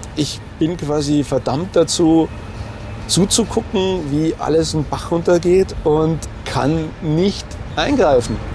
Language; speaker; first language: German; native; German